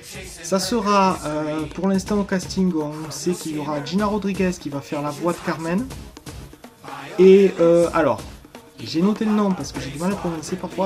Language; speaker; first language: French; native; French